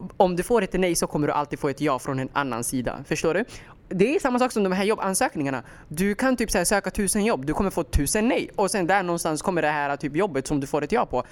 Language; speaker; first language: Swedish; early bilingual, other home language; Somali